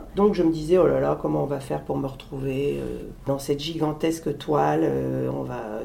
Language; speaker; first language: French; native; French